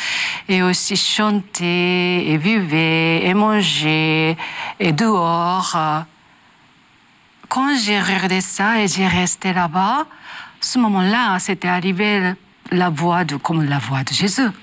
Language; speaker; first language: French; non-native, learner; Japanese